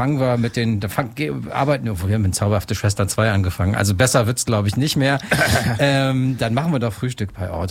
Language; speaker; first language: German; native; German